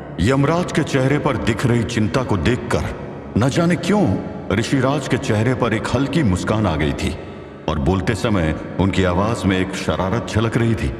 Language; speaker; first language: Hindi; native; Hindi